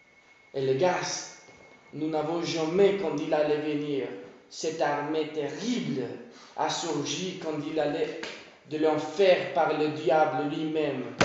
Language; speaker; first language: French; non-native, learner; English